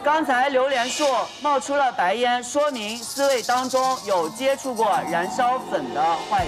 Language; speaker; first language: Chinese; native; Chinese